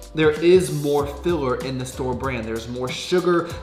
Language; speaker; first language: English; native; English